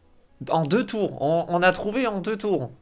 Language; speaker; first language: French; native; French